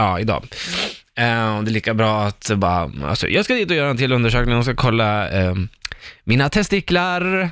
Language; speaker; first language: Swedish; early bilingual, other home language; Spanish